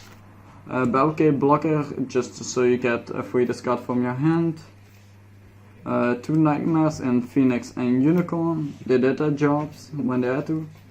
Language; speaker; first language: English; non-native, fluent; Dutch